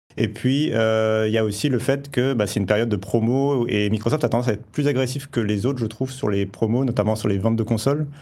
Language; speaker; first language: French; native; French